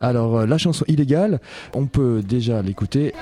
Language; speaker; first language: French; native; French